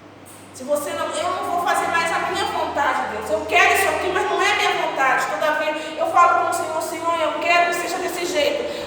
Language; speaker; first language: Portuguese; native; Portuguese